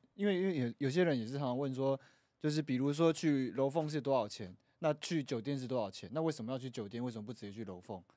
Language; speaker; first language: Chinese; native; Chinese